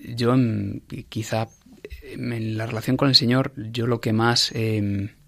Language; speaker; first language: Spanish; native; Spanish